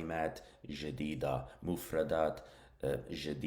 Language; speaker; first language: Arabic; non-native, learner; English